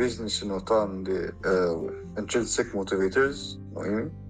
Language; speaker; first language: Japanese; non-native, learner; Arabic